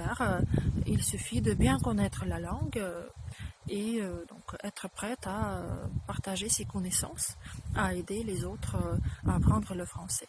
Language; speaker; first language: French; non-native, fluent; Russian